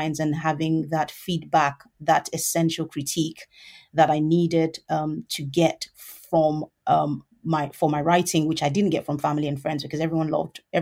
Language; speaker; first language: English; non-native, local second language; Yoruba